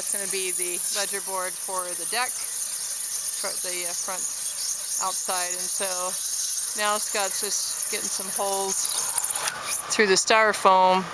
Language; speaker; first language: English; native; English